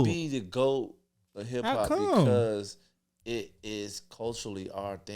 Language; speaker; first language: English; native; English